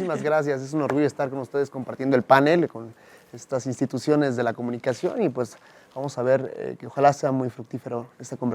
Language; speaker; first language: Spanish; native; Spanish